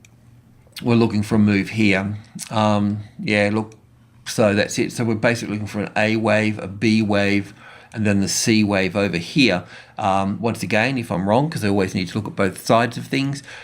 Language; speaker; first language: English; native; English